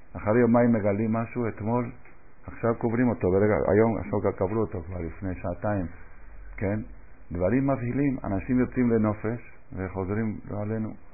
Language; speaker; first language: Hebrew; non-native, fluent; Spanish